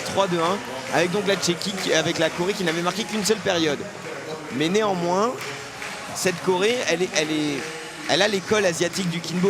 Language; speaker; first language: French; native; French